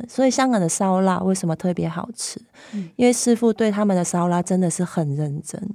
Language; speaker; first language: Chinese; non-native, local second language; Cantonese